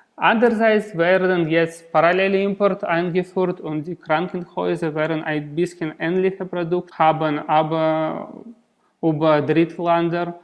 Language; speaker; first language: German; non-native, learner; Russian